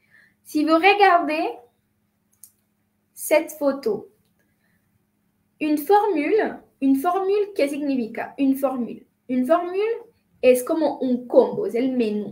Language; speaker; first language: French; non-native, fluent; Spanish